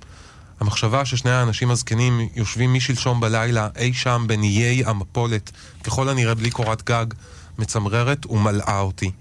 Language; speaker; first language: Hebrew; native; Hebrew